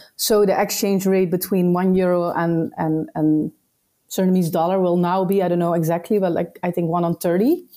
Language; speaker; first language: English; non-native, fluent; Dutch